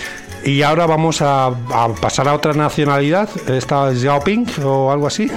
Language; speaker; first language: Spanish; native; Spanish